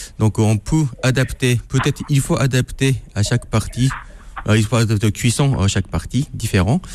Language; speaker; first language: French; non-native, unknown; Japanese